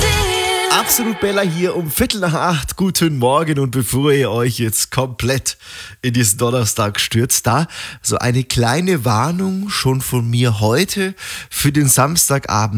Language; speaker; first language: German; native; German